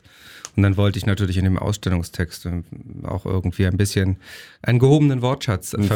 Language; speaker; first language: German; native; German